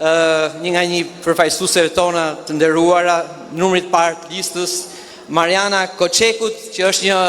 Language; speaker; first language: Albanian; native; Albanian